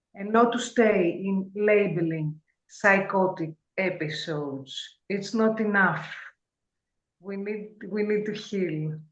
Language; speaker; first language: English; non-native, fluent; Greek